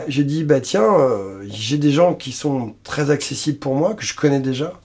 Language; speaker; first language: French; native; French